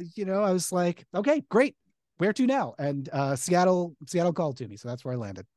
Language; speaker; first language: English; native; English